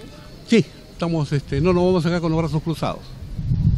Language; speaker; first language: Spanish; native; Spanish